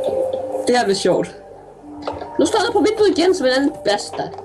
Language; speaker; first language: Danish; native; Danish